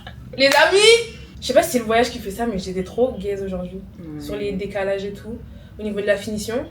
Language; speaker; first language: French; native; French